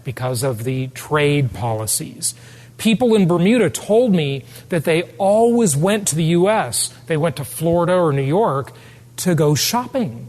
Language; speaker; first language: English; native; English